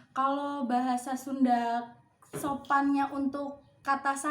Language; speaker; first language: Indonesian; non-native, local second language; Javanese